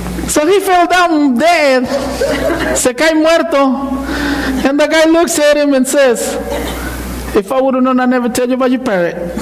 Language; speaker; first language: English; non-native, fluent; Spanish